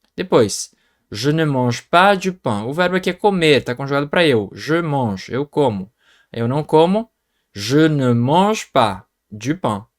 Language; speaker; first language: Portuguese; native; Portuguese